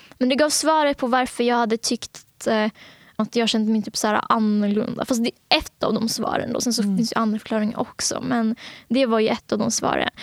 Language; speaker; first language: Swedish; early bilingual, other home language; Bangla